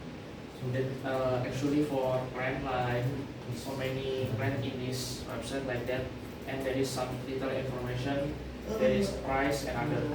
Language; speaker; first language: English; non-native, learner; Indonesian